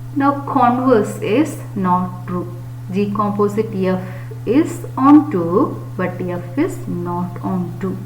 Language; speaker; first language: English; non-native, local second language; Malayalam